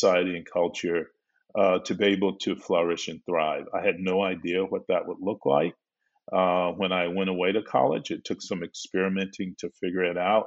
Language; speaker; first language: English; native; English